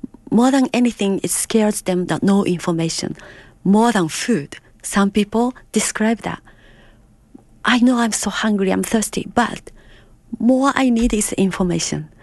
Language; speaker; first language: English; non-native, fluent; Japanese